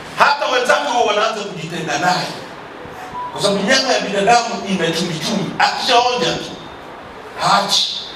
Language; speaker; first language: Swahili; native; Swahili